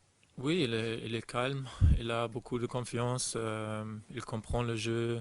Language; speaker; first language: French; non-native, fluent; German